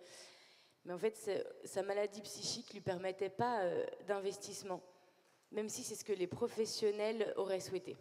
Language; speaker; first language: French; native; French